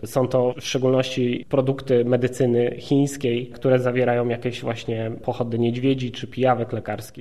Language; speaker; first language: Polish; native; Polish